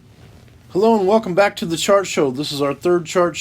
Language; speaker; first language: English; native; English